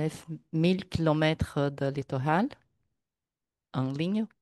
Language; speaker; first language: French; non-native, learner; Portuguese